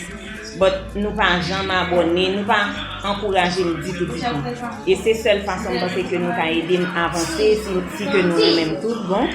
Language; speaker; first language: French; non-native, local second language; Haitian Creole